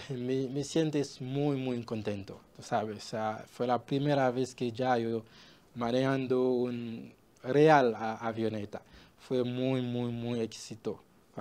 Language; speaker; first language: Spanish; non-native, learner; Haitian Creole